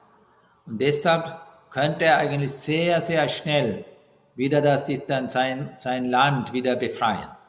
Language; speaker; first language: German; non-native, learner; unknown